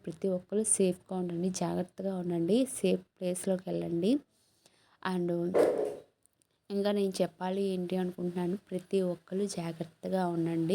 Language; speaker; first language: Telugu; native; Telugu